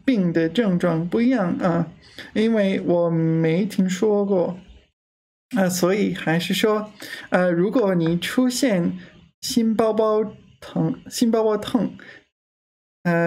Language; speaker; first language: Chinese; non-native, learner; English